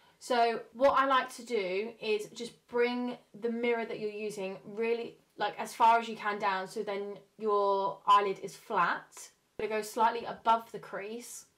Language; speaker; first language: English; native; English